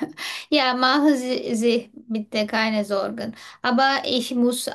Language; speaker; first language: German; non-native, learner; Turkish